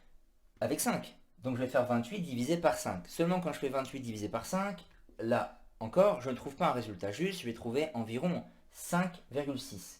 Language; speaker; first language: French; native; French